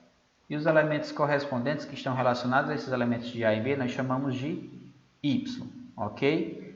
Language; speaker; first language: Portuguese; native; Portuguese